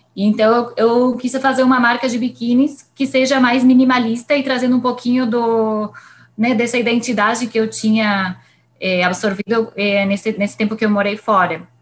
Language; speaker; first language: Portuguese; non-native, fluent; Spanish